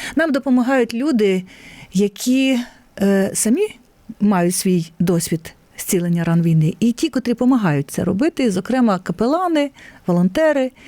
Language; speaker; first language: Ukrainian; native; Ukrainian